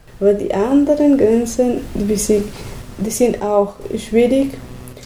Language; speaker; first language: German; non-native, learner; Spanish